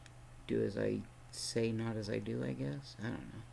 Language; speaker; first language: English; native; English